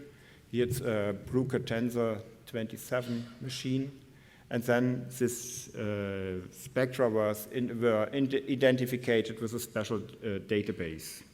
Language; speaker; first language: English; non-native, fluent; German